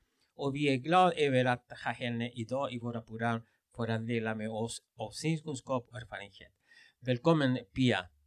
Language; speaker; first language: Swedish; non-native, fluent; Spanish